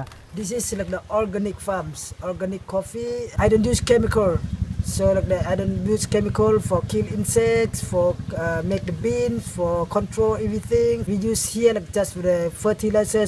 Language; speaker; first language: English; non-native, learner; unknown